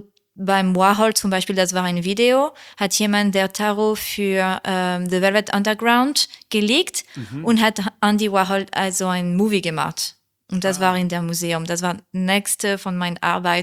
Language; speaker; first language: German; non-native, learner; French